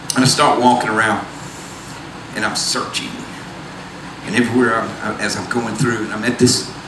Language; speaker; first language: English; native; English